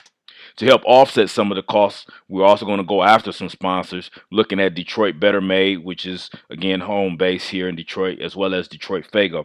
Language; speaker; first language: English; native; English